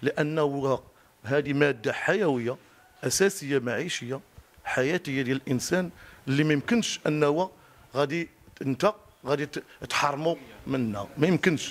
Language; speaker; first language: Arabic; native; Arabic